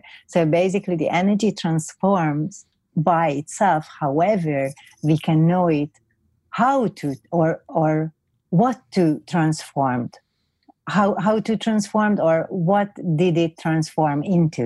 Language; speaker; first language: English; non-native, fluent; Hungarian